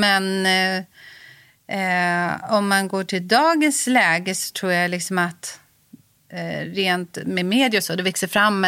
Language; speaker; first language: Swedish; native; Swedish